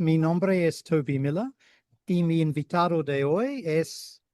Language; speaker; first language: Spanish; non-native, fluent; English